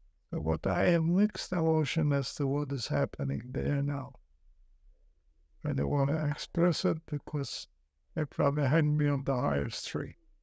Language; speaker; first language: English; non-native, fluent; Polish